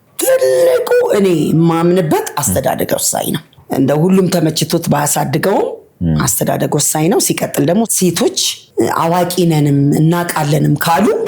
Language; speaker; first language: Amharic; native; Amharic